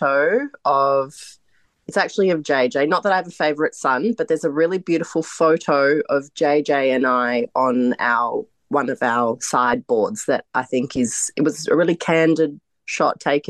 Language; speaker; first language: English; non-native, local second language; Croatian